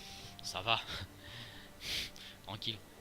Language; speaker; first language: French; native; French